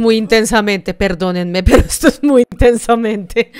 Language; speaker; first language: Spanish; native; Spanish